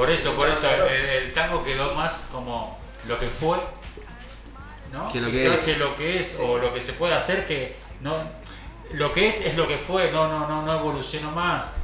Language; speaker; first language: Spanish; native; Spanish